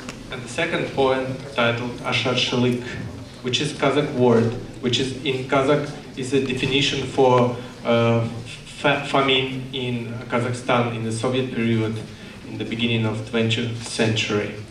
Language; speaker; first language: English; non-native, fluent; Russian